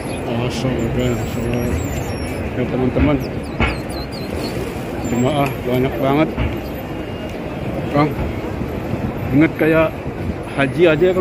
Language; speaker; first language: Indonesian; non-native, local second language; Javanese